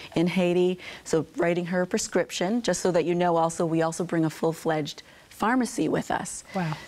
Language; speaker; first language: English; native; English